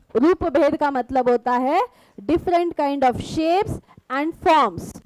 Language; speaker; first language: Hindi; non-native, local second language; Marathi